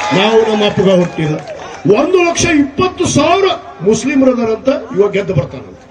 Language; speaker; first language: Kannada; native; Kannada